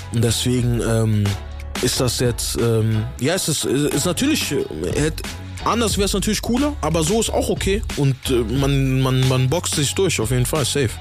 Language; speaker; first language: German; native; German